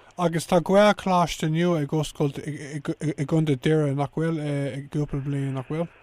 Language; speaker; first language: Irish; native; Irish